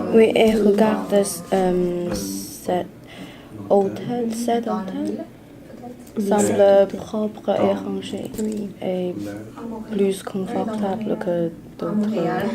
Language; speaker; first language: French; non-native, learner; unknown